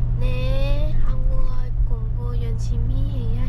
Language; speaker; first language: Korean; non-native, learner; Vietnamese